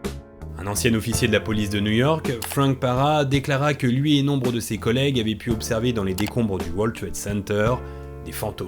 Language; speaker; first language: French; native; French